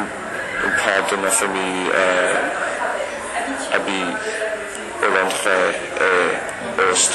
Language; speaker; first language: French; non-native, learner; English